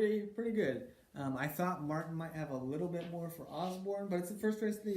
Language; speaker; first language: English; native; English